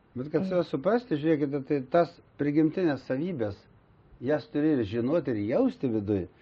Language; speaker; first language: Lithuanian; native; Lithuanian